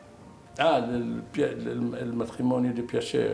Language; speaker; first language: Italian; non-native, learner; Arabic